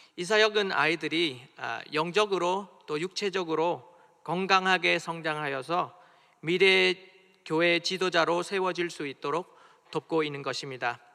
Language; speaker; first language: Korean; non-native, fluent; Vietnamese